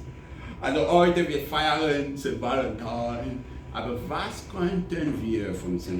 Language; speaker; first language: German; non-native, learner; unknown